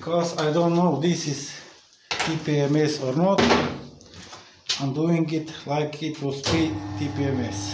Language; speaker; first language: English; non-native, learner; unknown